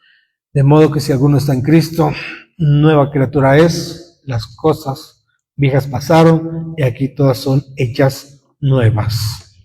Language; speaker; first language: Spanish; native; Spanish